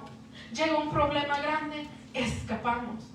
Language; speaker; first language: Spanish; native; Spanish